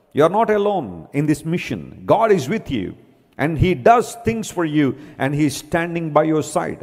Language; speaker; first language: English; non-native, local second language; Telugu